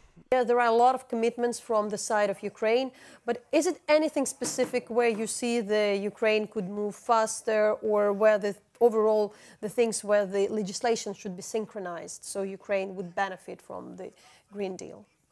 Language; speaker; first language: English; non-native, fluent; Ukrainian